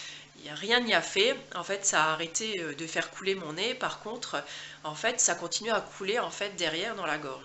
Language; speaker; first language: French; native; French